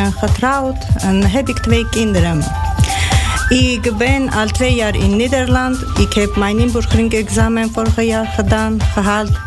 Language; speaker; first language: Dutch; non-native, learner; Armenian